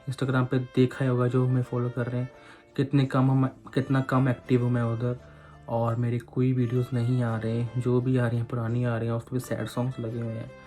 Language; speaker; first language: Hindi; non-native, local second language; Punjabi